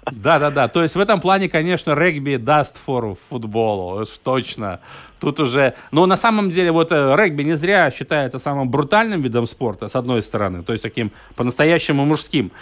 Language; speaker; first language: Russian; native; Russian